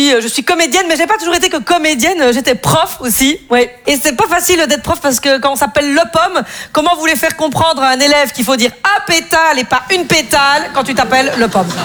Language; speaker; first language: French; native; French